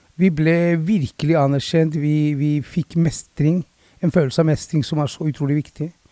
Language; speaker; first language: Norwegian; early bilingual, other home language; Spanish